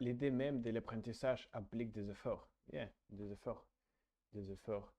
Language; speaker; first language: French; non-native, learner; English